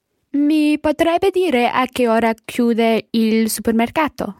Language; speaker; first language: Italian; non-native, learner; English